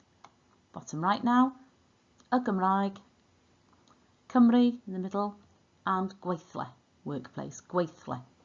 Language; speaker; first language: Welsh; non-native, local second language; English